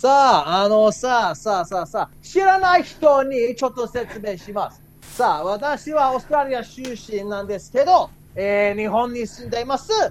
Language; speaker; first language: Japanese; non-native, learner; English